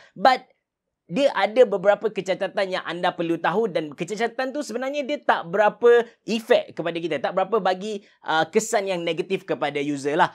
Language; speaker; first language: Malay; native; Malay